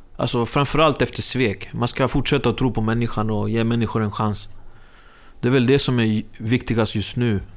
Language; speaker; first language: Swedish; early bilingual, other home language; Spanish